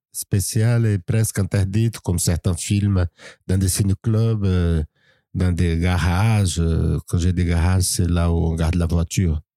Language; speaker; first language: French; non-native, fluent; Portuguese